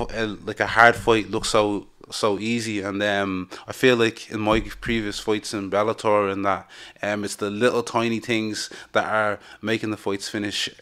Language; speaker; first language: English; native; English